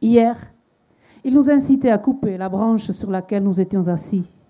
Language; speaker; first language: French; non-native, local second language; Basque